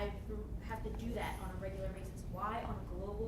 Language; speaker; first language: English; native; English